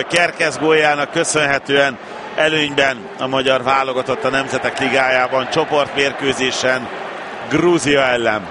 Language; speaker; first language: Hungarian; native; Hungarian